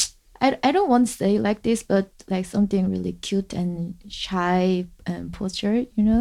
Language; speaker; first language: English; non-native, fluent; Korean